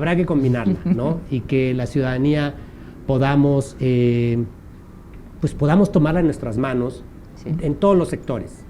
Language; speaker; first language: Spanish; native; Spanish